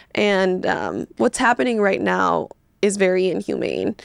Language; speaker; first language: English; early bilingual, other home language; Spanish